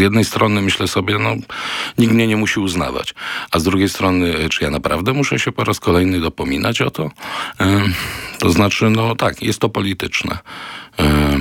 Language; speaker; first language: Polish; non-native, local second language; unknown